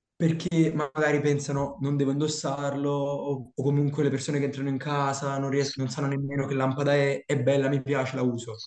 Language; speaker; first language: Italian; native; Italian